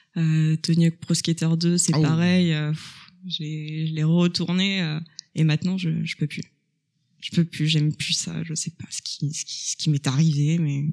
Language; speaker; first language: French; native; French